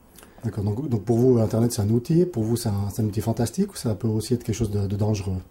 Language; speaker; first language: French; native; French